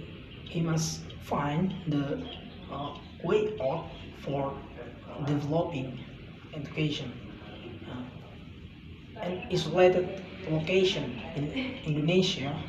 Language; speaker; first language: English; non-native, learner; Indonesian